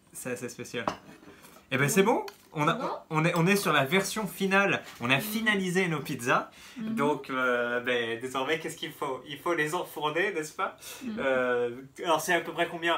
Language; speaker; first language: French; native; French